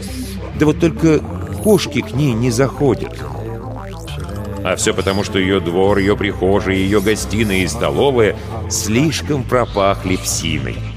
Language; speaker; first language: Russian; native; Russian